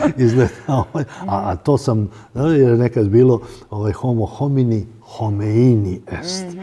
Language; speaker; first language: Serbian; native; Serbian